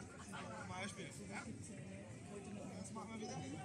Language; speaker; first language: German; non-native, fluent; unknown